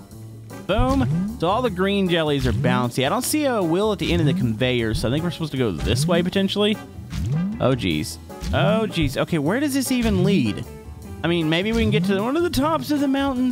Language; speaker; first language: English; native; English